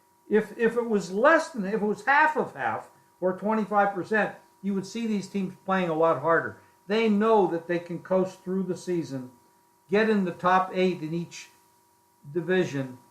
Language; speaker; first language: English; native; English